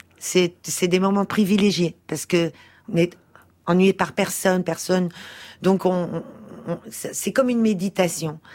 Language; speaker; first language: French; early bilingual, other home language; Portuguese